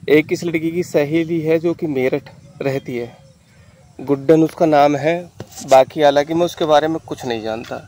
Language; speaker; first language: Hindi; native; Hindi